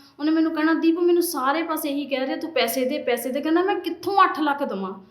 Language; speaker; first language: Punjabi; native; Punjabi